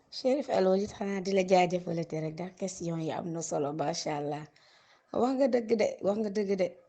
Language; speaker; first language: Wolof; native; Wolof